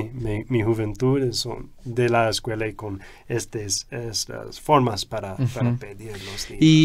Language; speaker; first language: Spanish; non-native, fluent; English